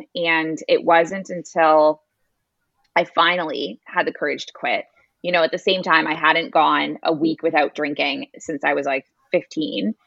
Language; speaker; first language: English; native; English